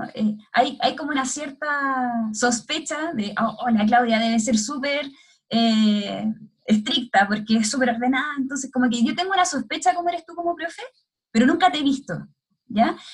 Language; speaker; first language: Spanish; native; Spanish